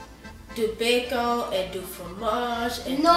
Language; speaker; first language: French; non-native, learner; English